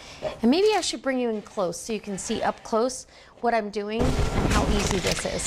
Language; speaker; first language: English; native; English